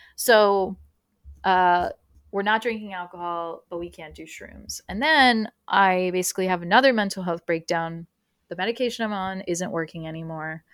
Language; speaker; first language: English; early bilingual, other home language; Spanish